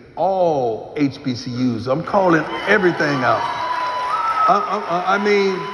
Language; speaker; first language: English; native; English